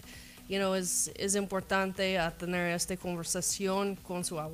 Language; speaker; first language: Spanish; non-native, fluent; English